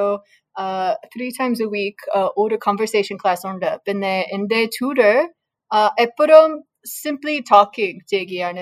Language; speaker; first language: Malayalam; non-native, learner; English